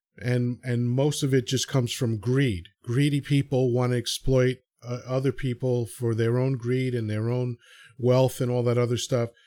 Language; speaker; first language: English; early bilingual, other home language; Spanish